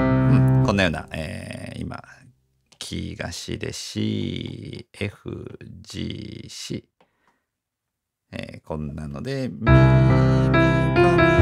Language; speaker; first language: Japanese; native; Japanese